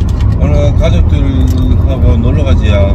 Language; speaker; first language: Korean; native; Korean